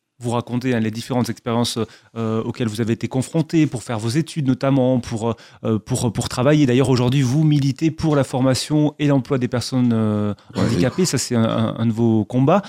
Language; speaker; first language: French; native; French